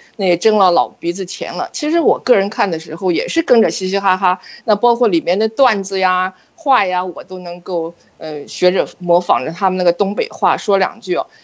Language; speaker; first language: Chinese; native; Chinese